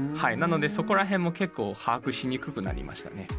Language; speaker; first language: Japanese; non-native, fluent; Chinese